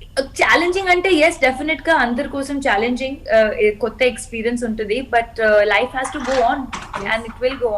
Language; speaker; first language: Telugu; non-native, local second language; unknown